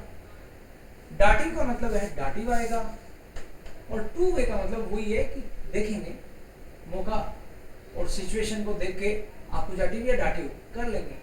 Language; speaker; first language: Hindi; native; Hindi